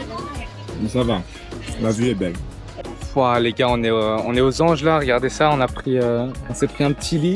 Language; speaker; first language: French; native; French